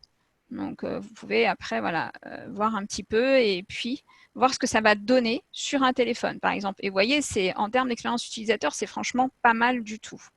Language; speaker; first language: French; native; French